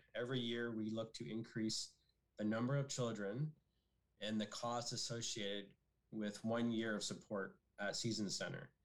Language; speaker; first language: English; native; English